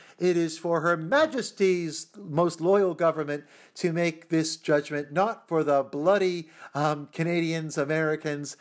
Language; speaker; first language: English; native; English